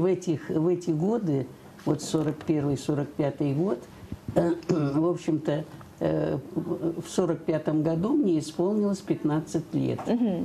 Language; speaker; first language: Russian; native; Russian